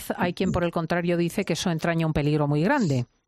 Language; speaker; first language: Spanish; native; Spanish